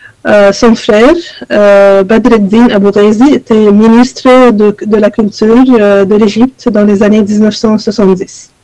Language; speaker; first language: French; non-native, fluent; Arabic